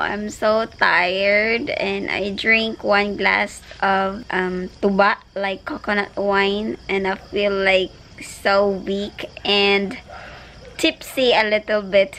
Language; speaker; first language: English; non-native, local second language; Cebuano